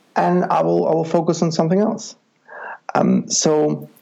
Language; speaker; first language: English; non-native, fluent; Czech